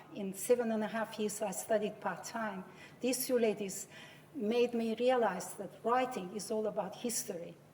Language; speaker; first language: English; non-native, fluent; Lithuanian